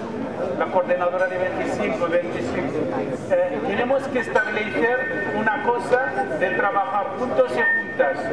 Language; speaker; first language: Spanish; non-native, fluent; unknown